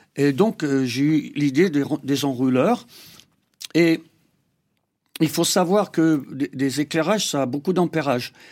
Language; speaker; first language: French; non-native, fluent; English